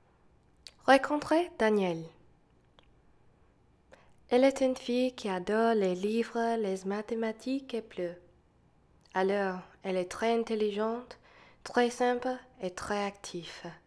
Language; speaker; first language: French; non-native, learner; English